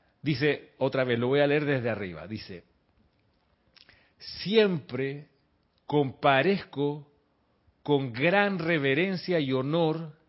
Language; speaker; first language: Spanish; native; Spanish